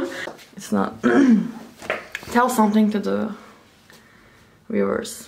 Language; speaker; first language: English; non-native, fluent; Turkish